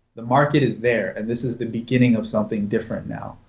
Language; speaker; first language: English; native; English